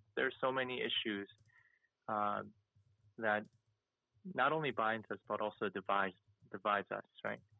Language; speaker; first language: English; early bilingual, other home language; Korean